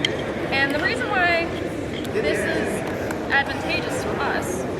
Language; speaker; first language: English; native; English